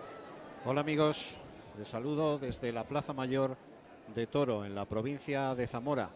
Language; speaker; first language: Spanish; native; Spanish